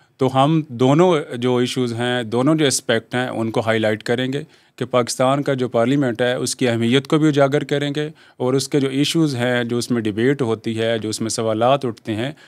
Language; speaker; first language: Urdu; native; Urdu